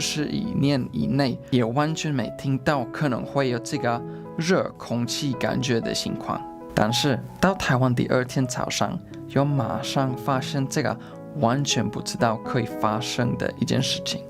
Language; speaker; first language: Chinese; non-native, fluent; Swedish